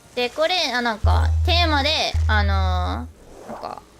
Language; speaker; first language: Japanese; non-native, learner; English